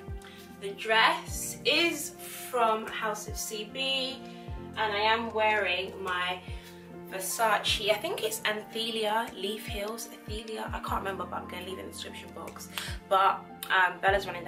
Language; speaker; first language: English; native; English